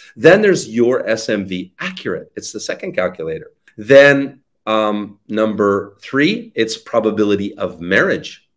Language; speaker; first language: English; native; English